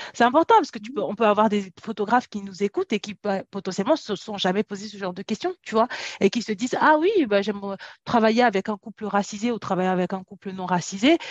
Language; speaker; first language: French; native; French